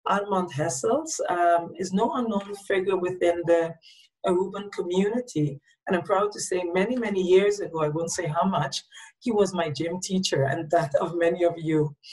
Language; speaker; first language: English; non-native, local second language; Papiamento